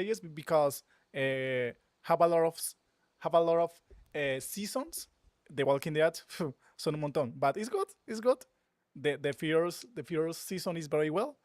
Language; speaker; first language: English; non-native, learner; Spanish